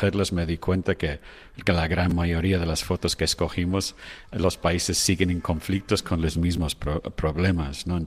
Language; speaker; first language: Spanish; non-native, fluent; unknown